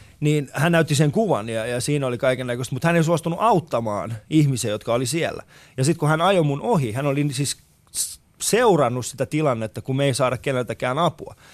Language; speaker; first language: Finnish; early bilingual, other home language; Persian